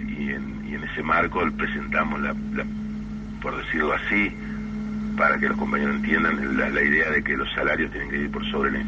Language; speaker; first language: Spanish; native; Spanish